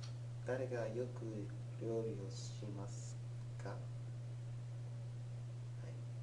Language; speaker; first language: Japanese; non-native, learner; English